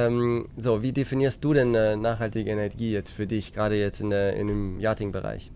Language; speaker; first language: German; native; German